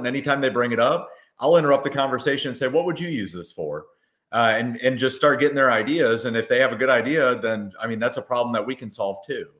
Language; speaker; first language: English; native; English